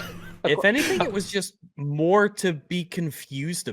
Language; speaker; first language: English; native; English